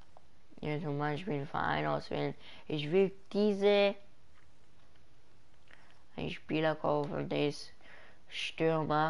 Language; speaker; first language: German; early bilingual, other home language; Persian